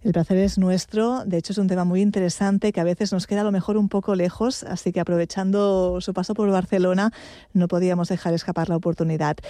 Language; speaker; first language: Spanish; non-native, local second language; Catalan